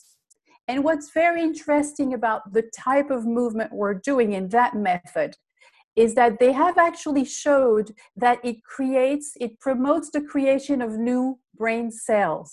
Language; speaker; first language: English; non-native, fluent; French